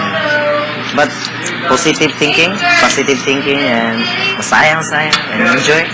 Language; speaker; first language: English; non-native, learner; Cebuano